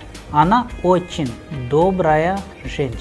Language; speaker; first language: Russian; non-native, fluent; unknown